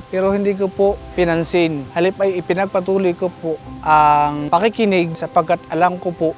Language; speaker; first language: Filipino; native; Filipino